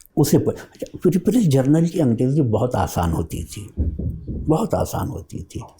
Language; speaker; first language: Urdu; native; Urdu